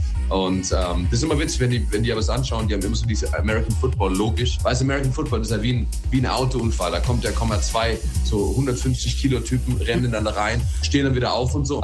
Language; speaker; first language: German; native; German